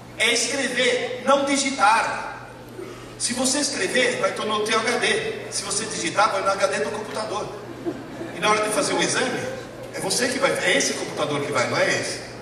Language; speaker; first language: Portuguese; early bilingual, other home language; Italian